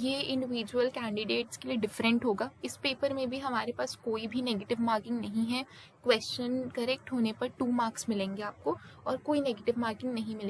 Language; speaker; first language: Hindi; native; Hindi